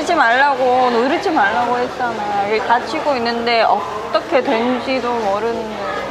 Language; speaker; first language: Korean; non-native, learner; Vietnamese